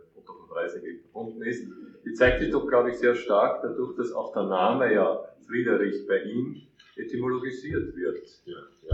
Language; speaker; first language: German; native; German